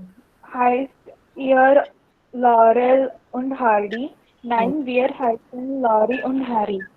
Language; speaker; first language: German; non-native, learner; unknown